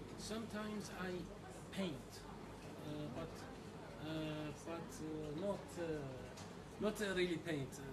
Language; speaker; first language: English; non-native, learner; Arabic